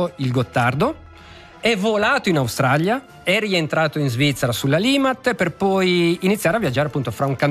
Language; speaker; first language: Italian; native; Italian